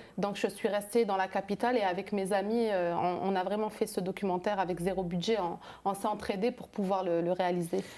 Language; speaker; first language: French; non-native, local second language; Arabic